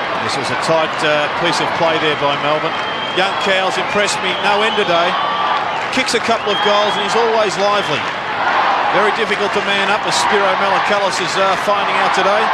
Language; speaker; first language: English; native; English